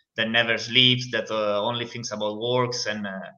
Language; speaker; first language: English; non-native, fluent; Italian